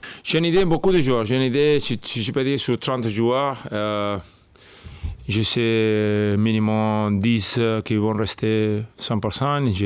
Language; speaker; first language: French; non-native, fluent; Spanish